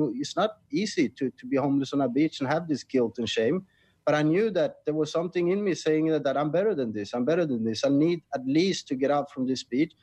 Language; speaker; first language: English; non-native, fluent; Swedish